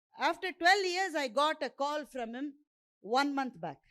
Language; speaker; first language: English; non-native, local second language; Tamil